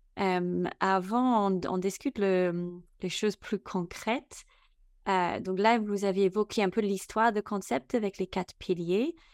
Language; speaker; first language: French; non-native, fluent; English